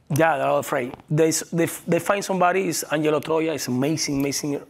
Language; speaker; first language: English; non-native, learner; Spanish